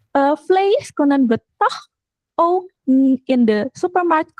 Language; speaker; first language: Dutch; non-native, fluent; Indonesian